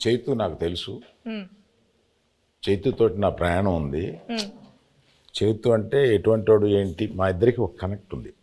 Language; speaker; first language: Telugu; native; Telugu